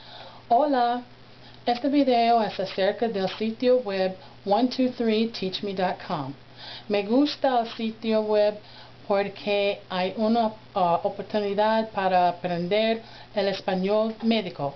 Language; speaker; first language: Spanish; non-native, learner; English